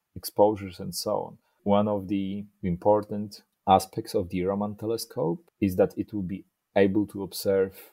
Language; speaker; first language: English; non-native, fluent; Polish